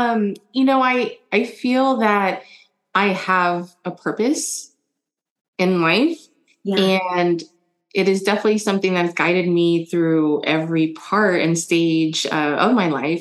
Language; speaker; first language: English; early bilingual, other home language; German